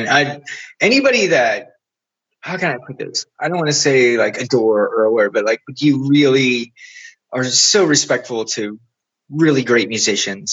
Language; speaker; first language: English; native; English